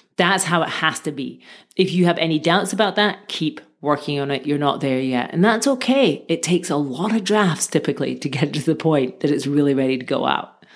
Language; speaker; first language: English; native; English